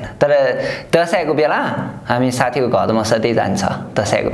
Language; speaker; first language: Nepali; non-native, learner; Chinese